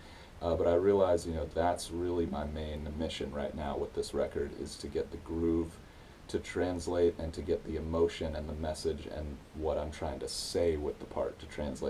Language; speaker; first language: English; native; English